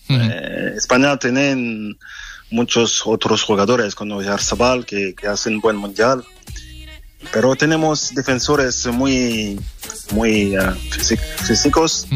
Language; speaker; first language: Spanish; non-native, fluent; French